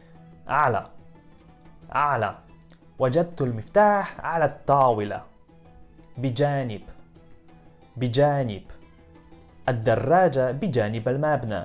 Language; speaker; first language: Arabic; non-native, fluent; Polish